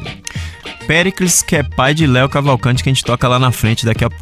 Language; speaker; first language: Portuguese; native; Portuguese